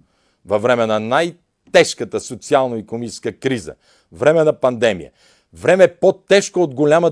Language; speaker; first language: Bulgarian; native; Bulgarian